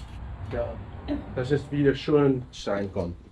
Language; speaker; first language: German; non-native, learner; Dutch